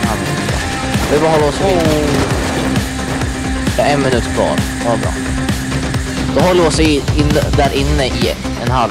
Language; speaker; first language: Swedish; native; Swedish